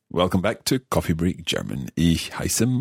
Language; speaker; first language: German; non-native, learner; English